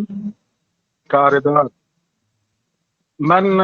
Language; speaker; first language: Persian; non-native, learner; Urdu